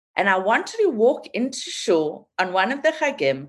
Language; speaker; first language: English; native; English